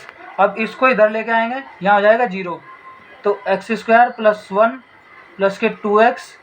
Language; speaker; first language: Hindi; native; Hindi